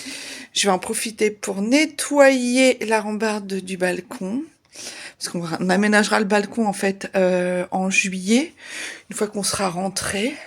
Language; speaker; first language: French; native; French